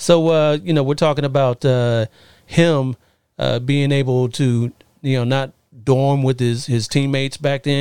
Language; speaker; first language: English; native; English